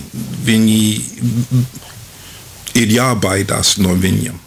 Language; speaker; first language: Latvian; non-native, fluent; English